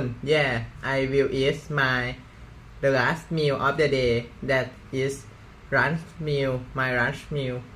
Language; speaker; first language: English; non-native, learner; Thai